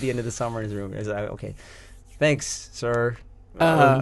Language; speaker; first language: English; native; English